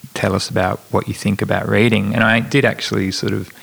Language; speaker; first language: English; native; English